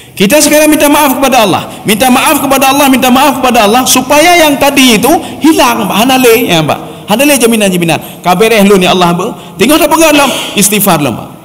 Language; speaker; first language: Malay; non-native, local second language; Achinese